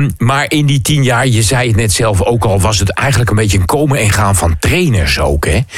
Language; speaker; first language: Dutch; native; Dutch